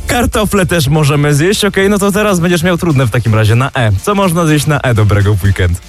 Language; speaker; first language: Polish; native; Polish